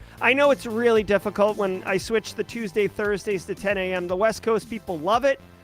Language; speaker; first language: English; native; English